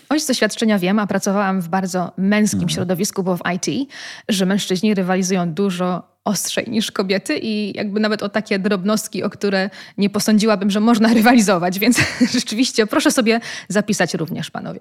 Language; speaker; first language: Polish; native; Polish